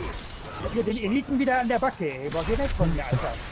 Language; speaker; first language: German; native; German